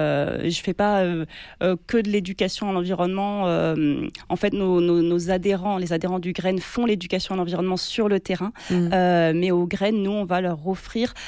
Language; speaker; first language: French; native; French